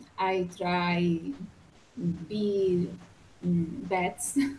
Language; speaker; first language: English; non-native, learner; Spanish